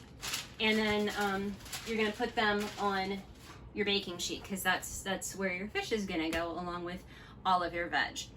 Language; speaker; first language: English; native; English